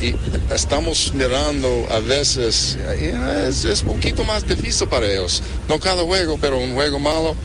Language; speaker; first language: Spanish; non-native, fluent; English